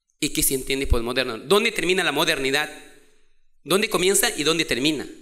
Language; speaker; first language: Spanish; non-native, local second language; Quechua